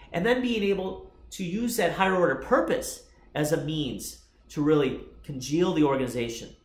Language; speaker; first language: English; native; English